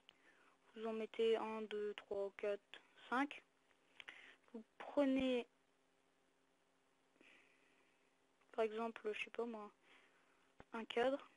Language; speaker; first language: French; native; French